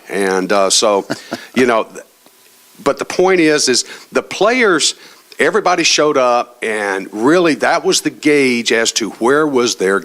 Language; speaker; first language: English; native; English